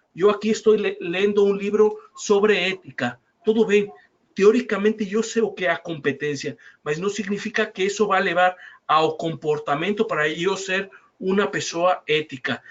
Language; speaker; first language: Portuguese; non-native, fluent; Spanish